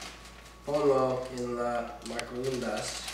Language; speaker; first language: Spanish; non-native, learner; English